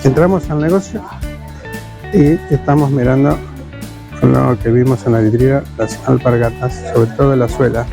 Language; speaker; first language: Spanish; native; Spanish